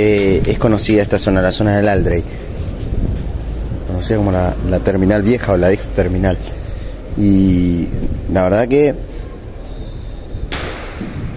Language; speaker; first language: Spanish; native; Spanish